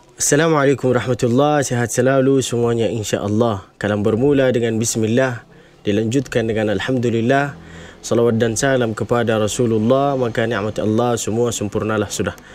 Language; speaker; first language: Indonesian; non-native, fluent; Arabic